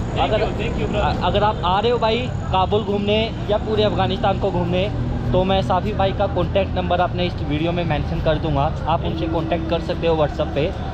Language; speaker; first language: Hindi; native; Hindi